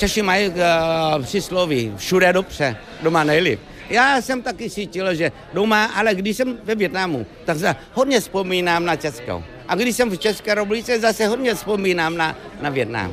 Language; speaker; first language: Czech; non-native, fluent; Vietnamese